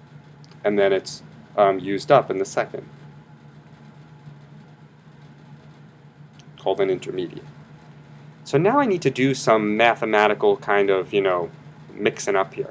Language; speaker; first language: English; native; English